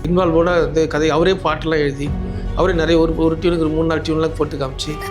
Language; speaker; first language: Tamil; native; Tamil